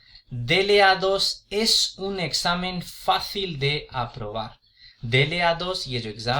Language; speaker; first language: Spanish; non-native, fluent; Urdu